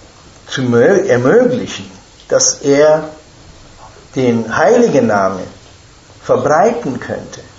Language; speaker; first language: German; non-native, fluent; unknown